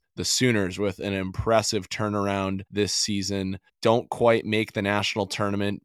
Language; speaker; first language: English; native; English